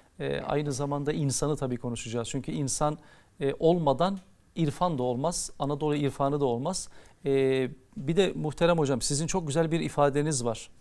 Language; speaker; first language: Turkish; native; Turkish